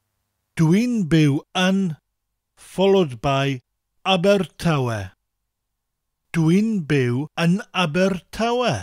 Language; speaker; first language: Welsh; non-native, fluent; English